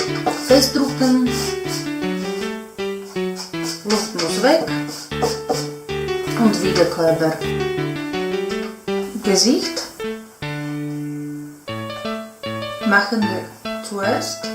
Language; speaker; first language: German; non-native, learner; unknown